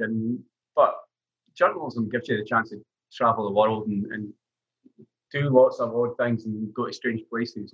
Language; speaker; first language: English; native; English